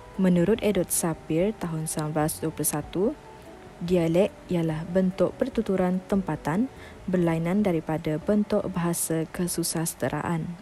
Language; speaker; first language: Malay; non-native, local second language; Iban